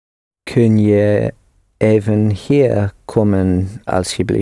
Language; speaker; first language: Dutch; non-native, learner; English